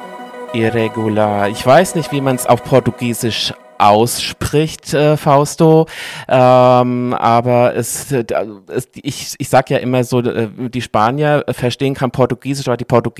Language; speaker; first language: German; native; German